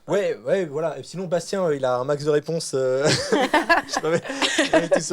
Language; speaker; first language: French; native; French